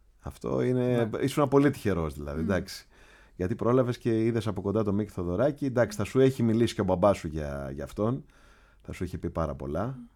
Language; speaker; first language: Greek; native; Greek